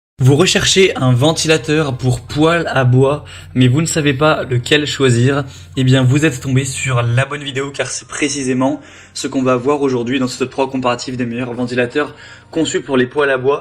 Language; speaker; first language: French; native; French